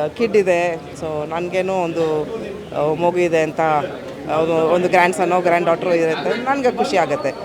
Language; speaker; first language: Kannada; non-native, fluent; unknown